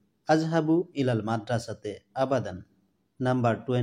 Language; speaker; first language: Arabic; non-native, fluent; Assamese